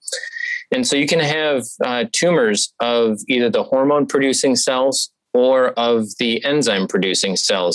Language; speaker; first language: English; native; English